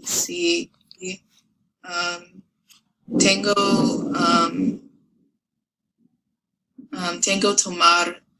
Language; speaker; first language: Spanish; non-native, learner; English